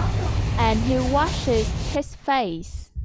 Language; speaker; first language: English; non-native, fluent; Vietnamese